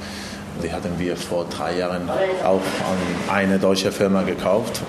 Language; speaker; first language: German; non-native, fluent; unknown